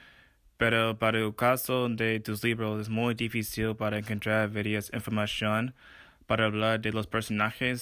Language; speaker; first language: Spanish; non-native, fluent; English